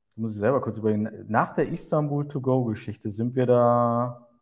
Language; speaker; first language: German; early bilingual, other home language; Turkish